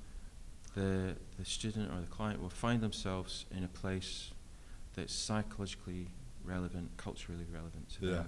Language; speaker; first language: English; native; English